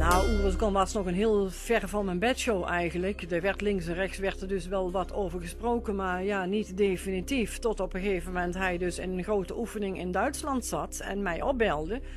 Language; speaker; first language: Dutch; native; Dutch